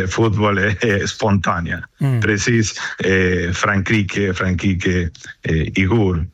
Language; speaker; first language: Swedish; non-native, learner; Spanish